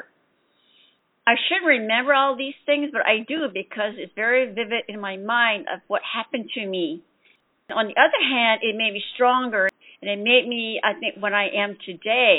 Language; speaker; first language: English; early bilingual, other home language; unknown